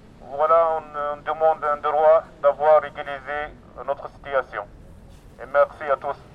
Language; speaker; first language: French; non-native, learner; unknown